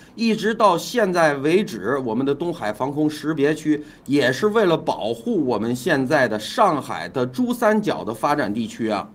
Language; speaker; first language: Chinese; native; Chinese